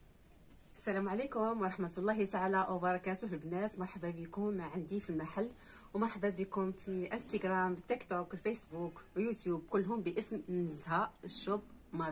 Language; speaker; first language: Arabic; native; Arabic